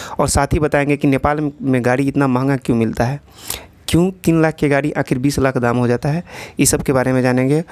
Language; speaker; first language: Hindi; native; Hindi